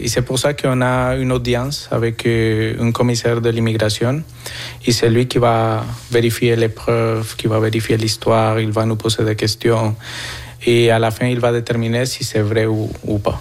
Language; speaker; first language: French; non-native, fluent; Spanish